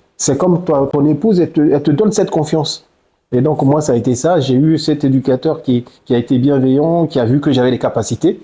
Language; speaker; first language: French; early bilingual, other home language; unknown